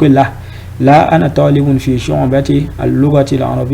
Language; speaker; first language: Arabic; non-native, fluent; French